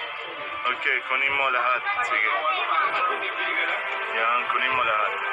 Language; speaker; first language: Filipino; non-native, learner; Arabic